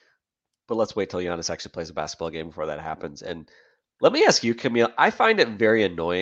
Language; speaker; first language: English; native; English